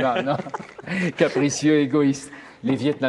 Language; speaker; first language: French; native; French